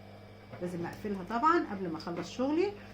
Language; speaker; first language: Arabic; native; Arabic